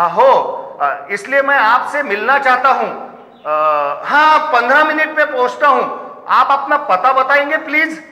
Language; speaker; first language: Hindi; non-native, local second language; Marathi